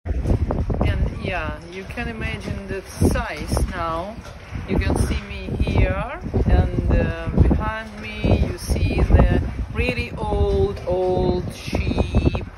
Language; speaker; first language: English; non-native, learner; Ukrainian